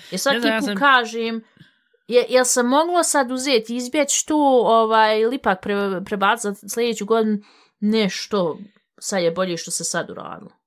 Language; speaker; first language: Bosnian; early bilingual, heritage; Bosnian